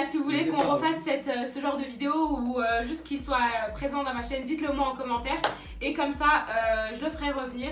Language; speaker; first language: French; native; French